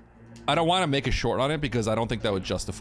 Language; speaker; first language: English; native; English